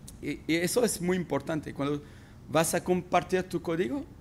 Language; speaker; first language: Spanish; non-native, fluent; French